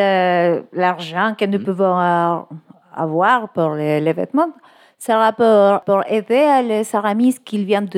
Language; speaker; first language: French; non-native, learner; Spanish